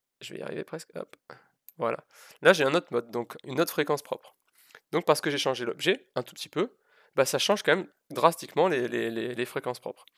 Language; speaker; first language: French; native; French